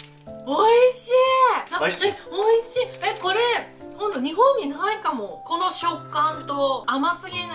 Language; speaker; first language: Japanese; native; Japanese